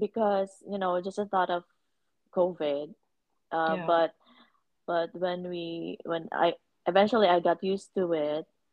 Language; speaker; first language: English; non-native, local second language; Cebuano